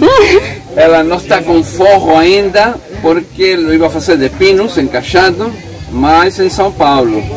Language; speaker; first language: Portuguese; non-native, learner; Spanish